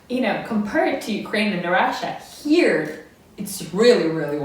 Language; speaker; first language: English; non-native, fluent; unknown